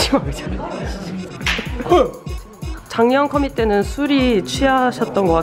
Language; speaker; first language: Korean; native; Korean